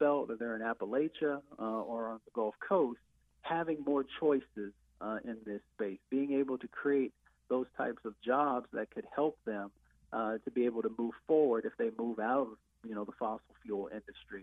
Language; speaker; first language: English; native; English